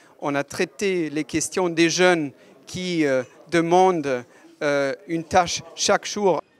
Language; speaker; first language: French; non-native, fluent; German